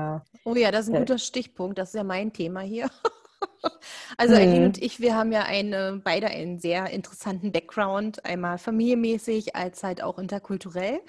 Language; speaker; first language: German; native; German